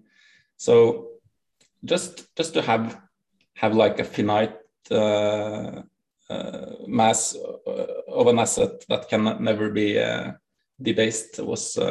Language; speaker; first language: English; non-native, fluent; Norwegian